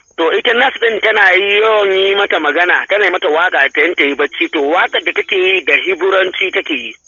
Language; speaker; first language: Hausa; native; Hausa